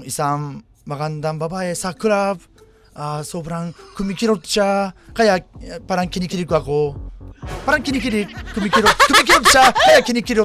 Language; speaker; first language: Filipino; non-native, learner; Japanese